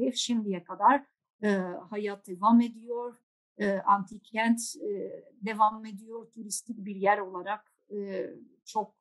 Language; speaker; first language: Turkish; non-native, fluent; Dutch